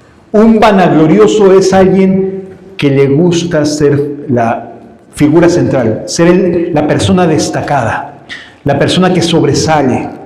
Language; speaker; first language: Spanish; native; Spanish